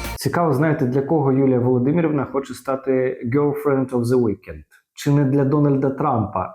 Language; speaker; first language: Ukrainian; native; Ukrainian